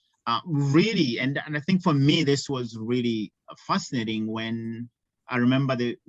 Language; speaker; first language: English; non-native, local second language; Ganda